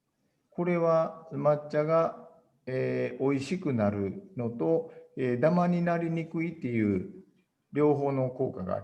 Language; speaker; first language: Japanese; native; Japanese